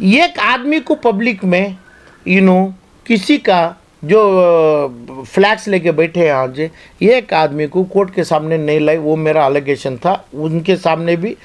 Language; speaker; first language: Hindi; non-native, local second language; Urdu